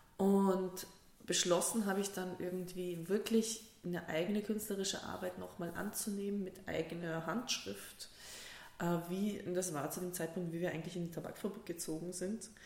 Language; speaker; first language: German; early bilingual, other home language; Russian